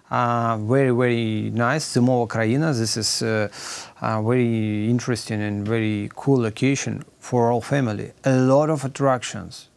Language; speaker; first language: English; non-native, learner; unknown